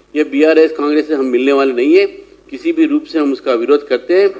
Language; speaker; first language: Hindi; non-native, local second language; Telugu